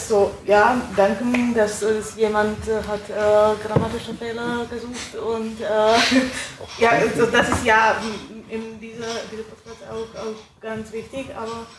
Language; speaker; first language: German; non-native, fluent; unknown